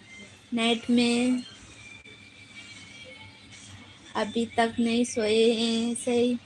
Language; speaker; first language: Hindi; non-native, local second language; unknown